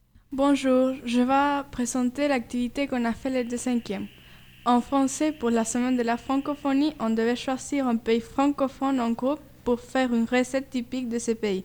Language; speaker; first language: French; non-native, learner; Spanish